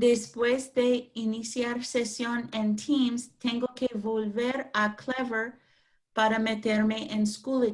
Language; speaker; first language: Spanish; non-native, fluent; English